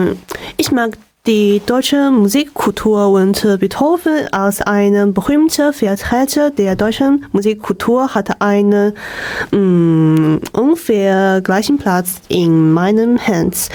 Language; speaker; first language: German; non-native, learner; Chinese